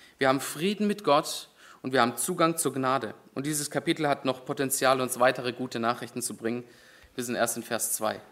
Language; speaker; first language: German; native; German